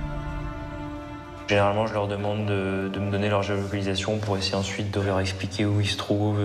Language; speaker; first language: French; native; French